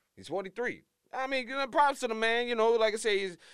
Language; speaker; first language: English; native; English